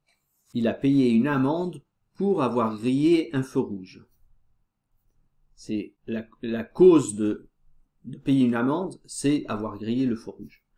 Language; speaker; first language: French; non-native, fluent; Portuguese